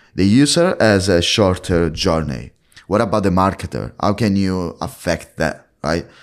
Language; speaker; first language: English; non-native, fluent; Italian